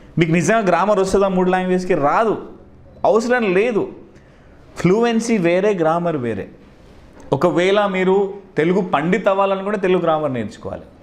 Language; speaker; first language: Telugu; non-native, local second language; Hindi